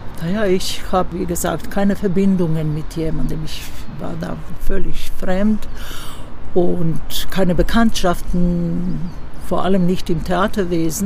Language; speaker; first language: German; non-native, fluent; Croatian